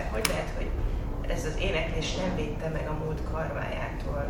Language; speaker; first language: Hungarian; native; Hungarian